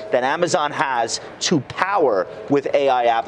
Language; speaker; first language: English; native; English